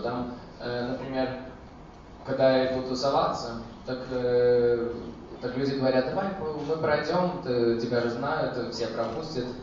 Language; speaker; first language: Russian; early bilingual, heritage; Russian